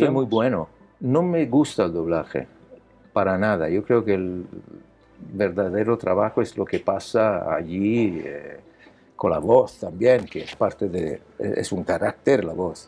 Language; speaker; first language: Spanish; non-native, learner; Italian